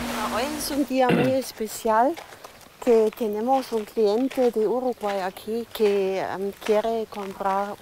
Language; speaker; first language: Spanish; non-native, learner; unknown